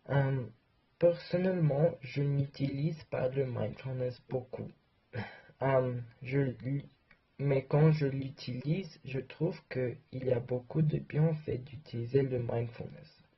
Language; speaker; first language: French; non-native, learner; English